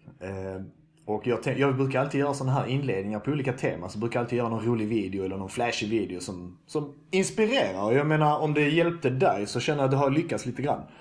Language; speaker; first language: Swedish; native; Swedish